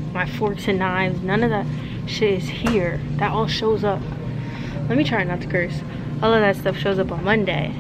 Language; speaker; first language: English; native; English